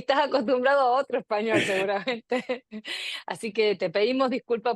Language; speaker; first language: Spanish; native; Spanish